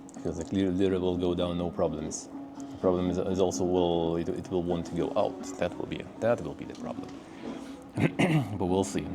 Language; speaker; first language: English; non-native, fluent; Russian